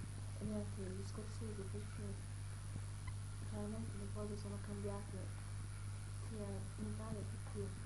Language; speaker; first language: Italian; early bilingual, heritage; Italian